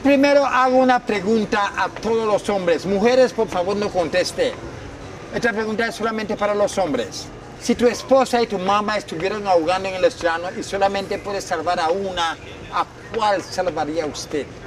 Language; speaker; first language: Spanish; native; Spanish